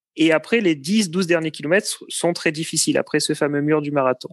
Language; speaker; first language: French; native; French